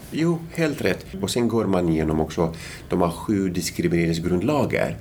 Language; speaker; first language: Swedish; non-native, fluent; Arabic